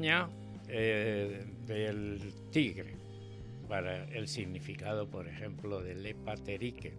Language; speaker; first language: Spanish; native; Spanish